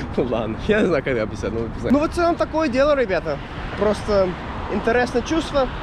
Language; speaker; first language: Russian; non-native, learner; English